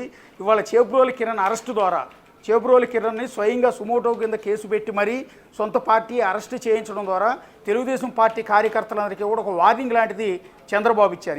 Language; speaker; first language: Telugu; native; Telugu